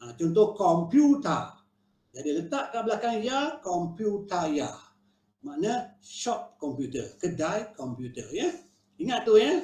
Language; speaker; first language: Malay; native; Malay